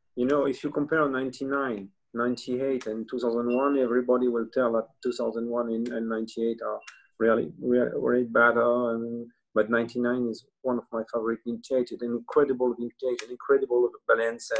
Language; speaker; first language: English; non-native, learner; French